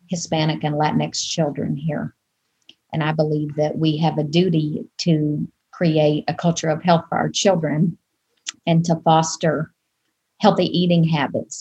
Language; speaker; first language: English; native; English